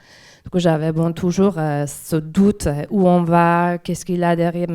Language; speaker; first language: French; non-native, fluent; Persian